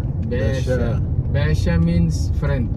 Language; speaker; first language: English; non-native, local second language; Filipino